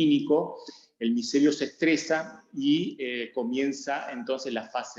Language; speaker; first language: Spanish; native; Spanish